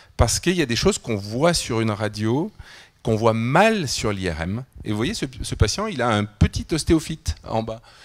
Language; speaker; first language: French; native; French